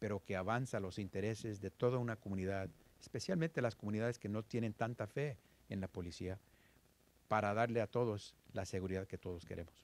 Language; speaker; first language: Spanish; early bilingual, heritage; Spanish